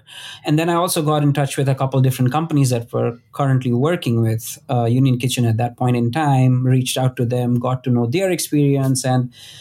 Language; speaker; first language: English; non-native, local second language; Gujarati